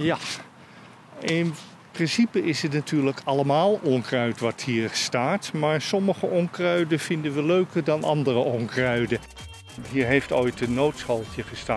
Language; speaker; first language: Dutch; native; Dutch